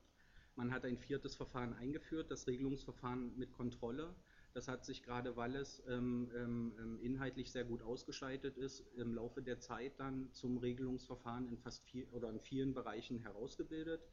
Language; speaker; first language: German; native; German